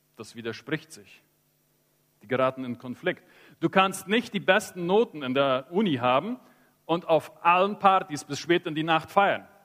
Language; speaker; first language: German; early bilingual, heritage; Spanish